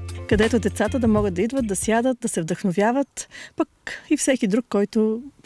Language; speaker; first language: Bulgarian; native; Bulgarian